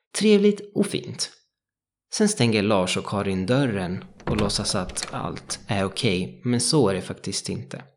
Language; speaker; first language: Swedish; non-native, fluent; Italian